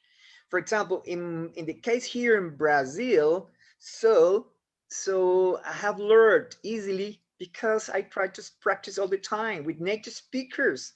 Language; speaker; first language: English; non-native, fluent; Spanish